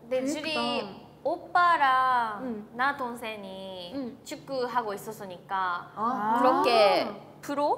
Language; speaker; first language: Korean; non-native, learner; Japanese